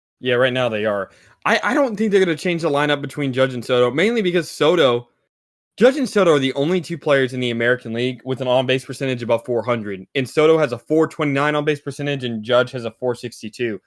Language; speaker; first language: English; native; English